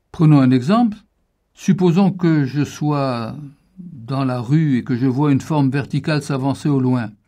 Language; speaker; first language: French; native; French